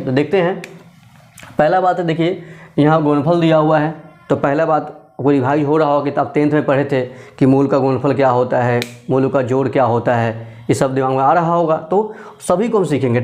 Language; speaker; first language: Hindi; native; Hindi